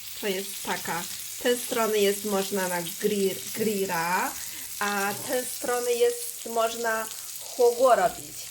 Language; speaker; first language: Polish; non-native, learner; Chinese